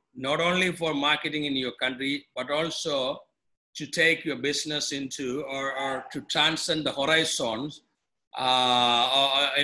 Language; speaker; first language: English; non-native, local second language; Malayalam